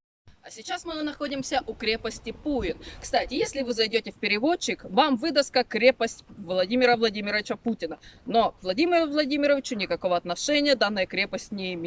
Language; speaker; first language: Russian; native; Russian